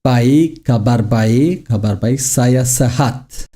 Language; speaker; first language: Indonesian; non-native, learner; Turkish